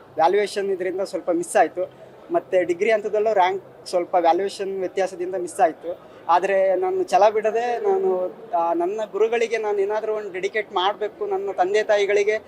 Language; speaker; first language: Kannada; native; Kannada